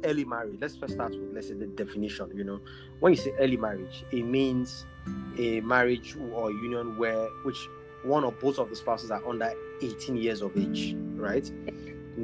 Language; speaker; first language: English; non-native, local second language; Arabic